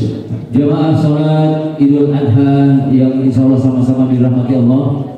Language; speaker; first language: Indonesian; native; Indonesian